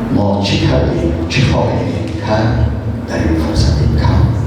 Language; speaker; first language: Persian; native; Persian